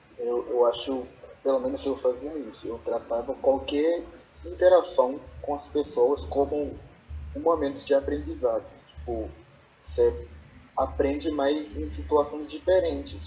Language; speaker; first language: Portuguese; non-native, fluent; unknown